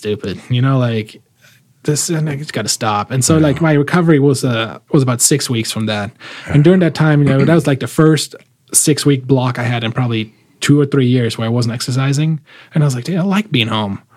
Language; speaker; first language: English; non-native, fluent; German